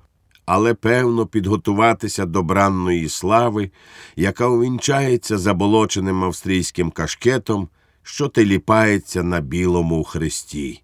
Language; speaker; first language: Ukrainian; native; Ukrainian